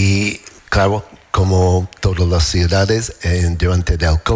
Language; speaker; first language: Spanish; non-native, learner; English